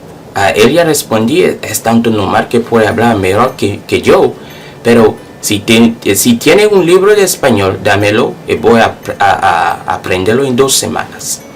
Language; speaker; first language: Spanish; non-native, local second language; French